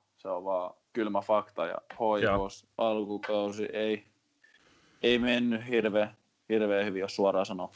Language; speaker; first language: Finnish; native; Finnish